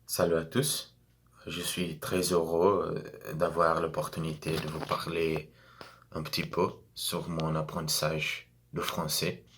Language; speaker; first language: French; non-native, fluent; Portuguese